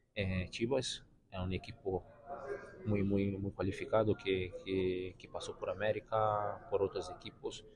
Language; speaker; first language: Spanish; non-native, learner; Portuguese